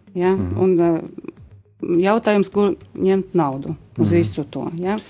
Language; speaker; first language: Latvian; non-native, local second language; Russian